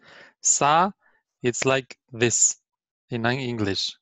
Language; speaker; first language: English; non-native, learner; Arabic